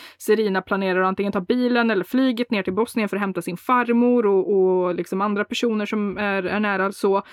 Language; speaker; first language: Swedish; early bilingual, other home language; Bosnian